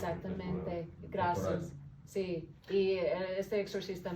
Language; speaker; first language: Spanish; non-native, learner; English